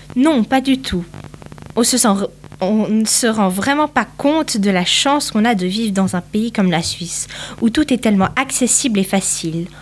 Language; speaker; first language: French; early bilingual, other home language; Portuguese